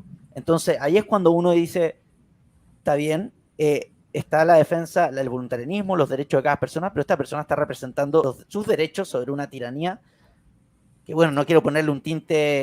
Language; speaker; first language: Spanish; native; Spanish